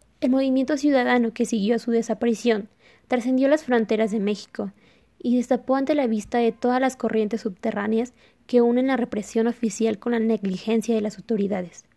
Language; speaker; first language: Spanish; native; Spanish